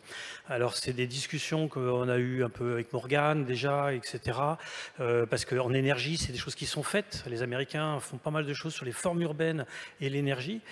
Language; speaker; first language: French; native; French